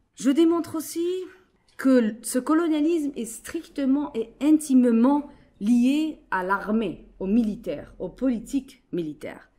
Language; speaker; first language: French; non-native, local second language; Arabic